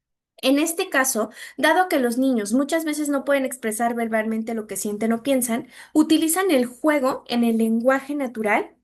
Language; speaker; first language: Spanish; native; Spanish